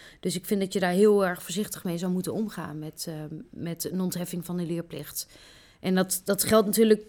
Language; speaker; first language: Dutch; native; Dutch